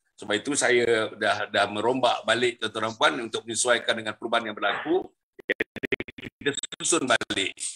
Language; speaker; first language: Malay; native; Malay